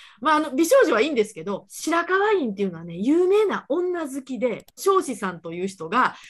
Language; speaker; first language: Japanese; native; Japanese